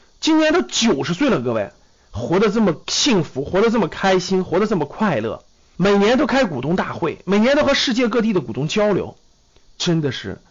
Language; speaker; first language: Chinese; native; Chinese